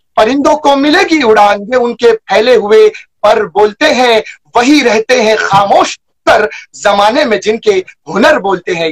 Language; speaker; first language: Hindi; native; Hindi